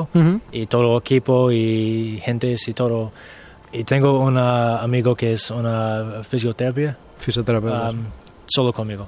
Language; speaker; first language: Spanish; non-native, learner; English